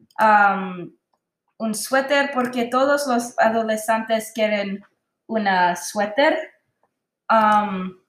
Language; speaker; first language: Spanish; non-native, learner; English